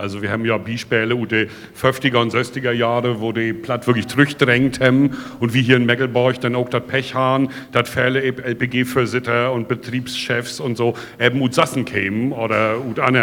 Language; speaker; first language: German; native; German